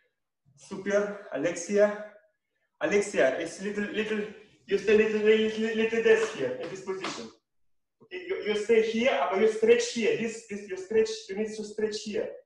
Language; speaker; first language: English; non-native, learner; Russian